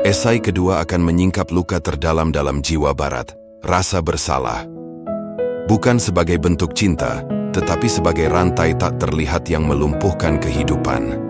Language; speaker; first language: Indonesian; native; Indonesian